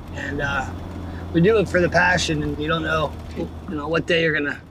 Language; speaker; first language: English; native; English